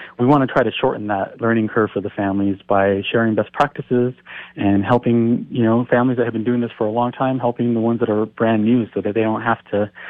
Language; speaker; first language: English; native; English